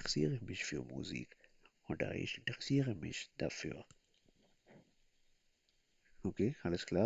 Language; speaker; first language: German; non-native, learner; Urdu